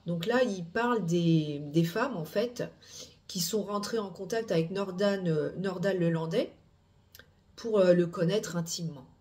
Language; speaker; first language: French; native; French